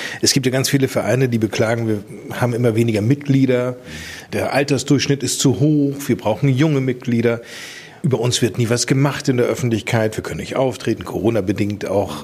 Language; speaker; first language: German; native; German